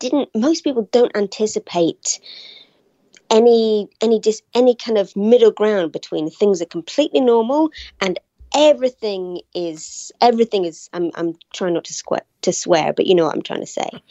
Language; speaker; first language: English; native; English